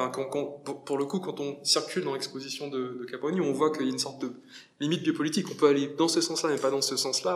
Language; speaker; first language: French; native; French